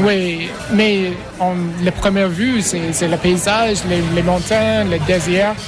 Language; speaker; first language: French; non-native, learner; English